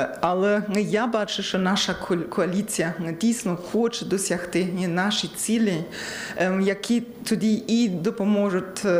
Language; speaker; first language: Ukrainian; non-native, learner; German